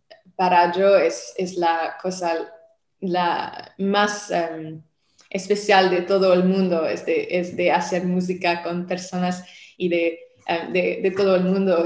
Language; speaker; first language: Spanish; non-native, learner; French